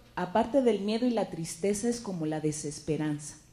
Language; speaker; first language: Spanish; native; Spanish